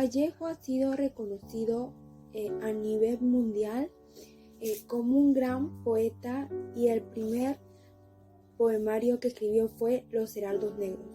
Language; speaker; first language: Spanish; native; Spanish